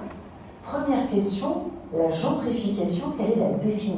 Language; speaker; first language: French; native; French